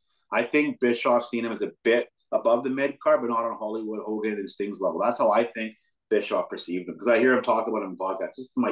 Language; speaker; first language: English; native; English